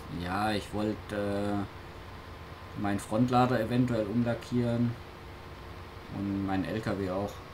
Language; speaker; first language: German; native; German